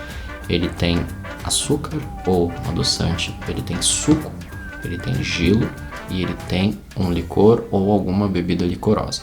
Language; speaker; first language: Portuguese; native; Portuguese